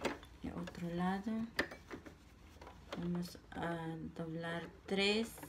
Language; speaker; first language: Spanish; non-native, local second language; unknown